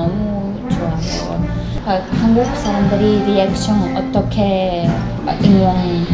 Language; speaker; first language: Korean; non-native, learner; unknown